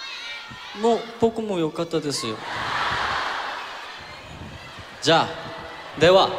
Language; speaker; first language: Japanese; non-native, fluent; Korean